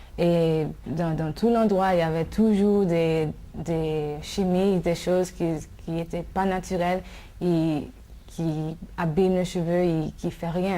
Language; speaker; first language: French; non-native, fluent; English